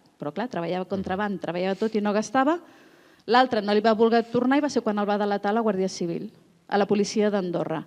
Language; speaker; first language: Catalan; native; Catalan